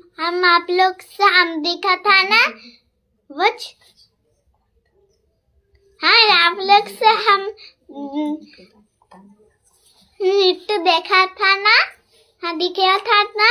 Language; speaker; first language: Hindi; non-native, local second language; Bangla